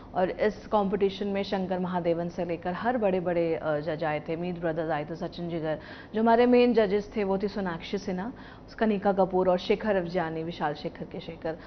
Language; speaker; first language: Hindi; native; Hindi